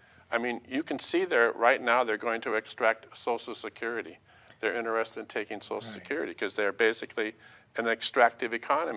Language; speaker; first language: English; native; English